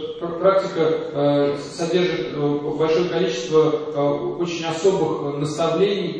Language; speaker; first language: Russian; native; Russian